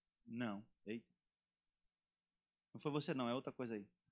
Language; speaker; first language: Portuguese; native; Portuguese